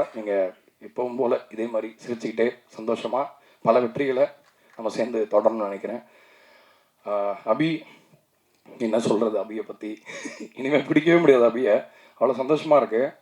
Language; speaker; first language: Tamil; native; Tamil